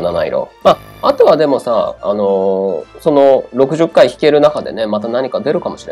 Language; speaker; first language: Japanese; native; Japanese